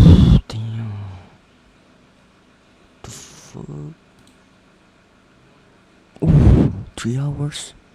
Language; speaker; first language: English; non-native, learner; Indonesian